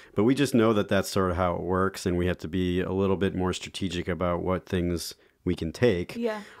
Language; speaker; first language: English; native; English